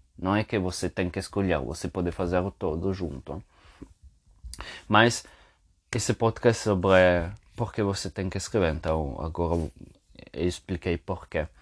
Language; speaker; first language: Portuguese; non-native, fluent; Spanish